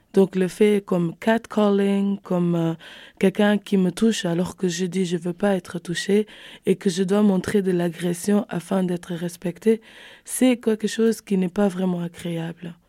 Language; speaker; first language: French; non-native, fluent; Kabuverdianu